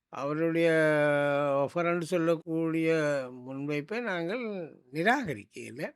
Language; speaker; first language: Tamil; native; Tamil